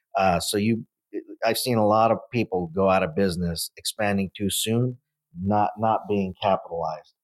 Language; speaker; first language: English; native; English